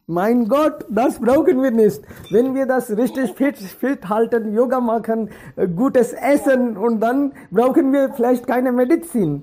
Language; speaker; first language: German; non-native, learner; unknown